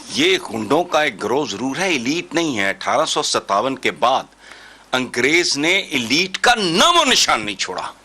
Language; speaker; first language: Urdu; non-native, local second language; Punjabi